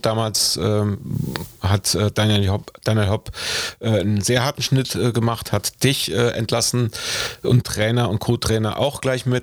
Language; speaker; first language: German; native; German